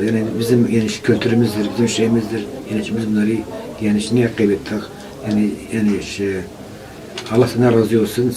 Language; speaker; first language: Turkish; non-native, local second language; Kurdish